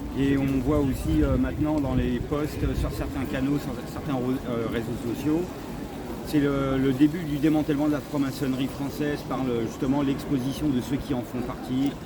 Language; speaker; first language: French; native; French